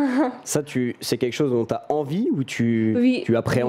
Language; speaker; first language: French; native; French